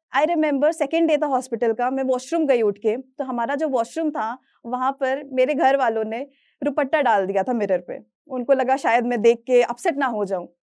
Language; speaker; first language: Hindi; native; Hindi